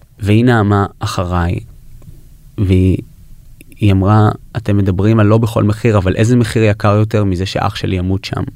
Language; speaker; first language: Hebrew; early bilingual, heritage; Hebrew